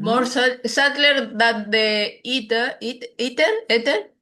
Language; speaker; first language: English; non-native, learner; Spanish